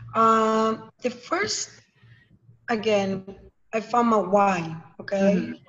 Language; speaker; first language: English; non-native, learner; Spanish